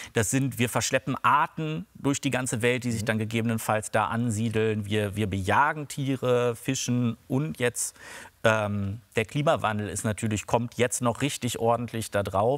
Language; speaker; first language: German; native; German